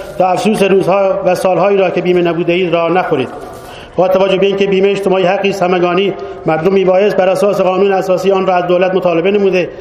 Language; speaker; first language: Persian; non-native, local second language; Baluchi